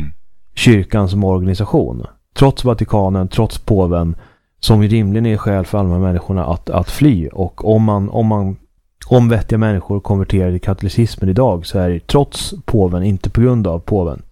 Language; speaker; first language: Swedish; native; Swedish